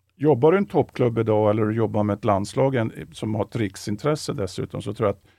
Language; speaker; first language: Swedish; native; Swedish